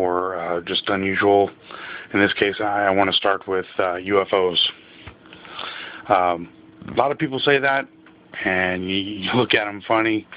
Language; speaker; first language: English; native; English